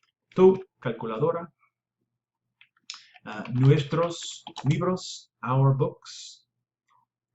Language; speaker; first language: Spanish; non-native, fluent; English